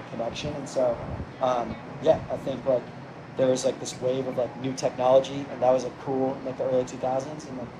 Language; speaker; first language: English; native; English